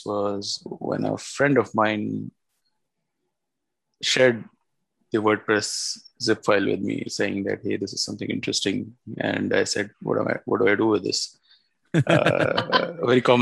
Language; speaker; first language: English; non-native, local second language; Marathi